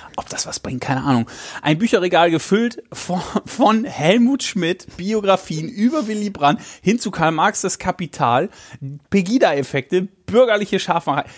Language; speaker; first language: German; native; German